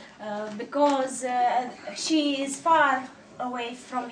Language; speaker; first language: English; non-native, learner; Arabic